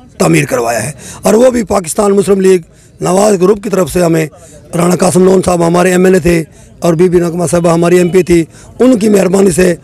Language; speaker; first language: Urdu; non-native, local second language; Saraiki